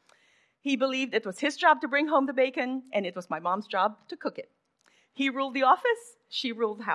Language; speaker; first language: English; non-native, local second language; Filipino